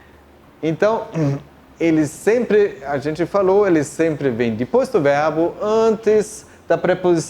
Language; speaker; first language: Portuguese; non-native, fluent; German